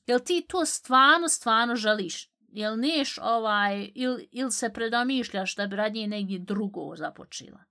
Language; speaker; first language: Bosnian; early bilingual, heritage; Bosnian